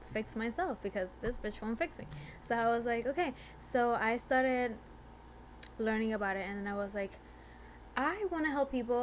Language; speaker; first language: English; non-native, fluent; Spanish